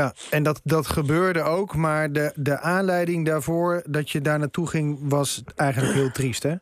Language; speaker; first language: Dutch; native; Dutch